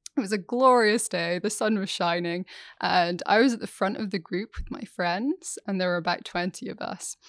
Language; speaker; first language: English; native; English